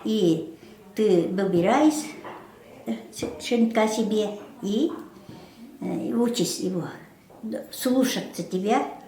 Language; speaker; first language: Russian; non-native, local second language; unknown